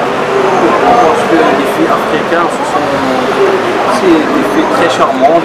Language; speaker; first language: French; non-native, local second language; Arabic